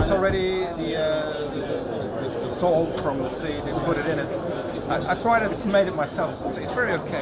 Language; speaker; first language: English; non-native, fluent; Dutch